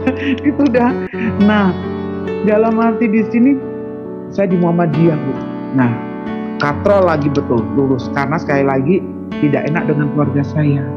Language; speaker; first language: Indonesian; non-native, local second language; Sundanese